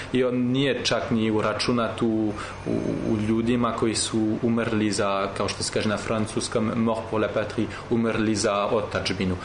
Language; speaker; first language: Serbian; non-native, fluent; French